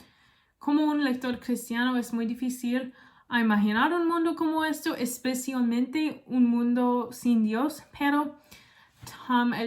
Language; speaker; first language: Spanish; non-native, learner; English